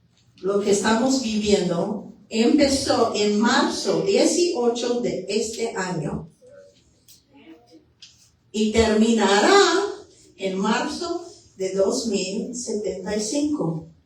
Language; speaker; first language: Spanish; non-native, fluent; English